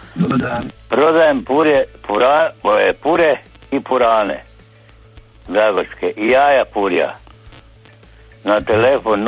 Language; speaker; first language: Croatian; native; Croatian